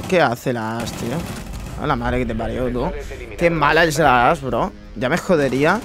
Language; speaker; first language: Spanish; native; Spanish